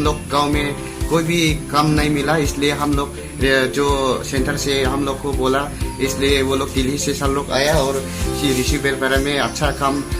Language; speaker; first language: Hindi; non-native, local second language; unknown